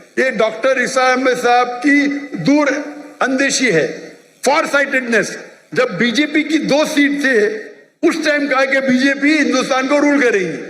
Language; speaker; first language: Urdu; non-native, local second language; Konkani